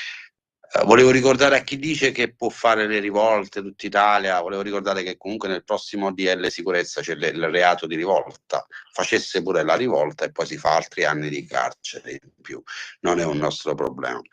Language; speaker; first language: Italian; native; Italian